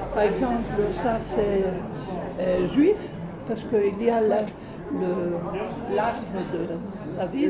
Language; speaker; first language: French; non-native, fluent; Greek